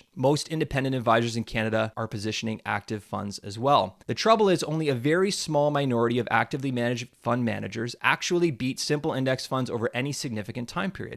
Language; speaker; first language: English; native; English